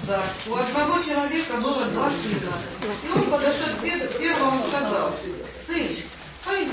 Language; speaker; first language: Russian; native; Russian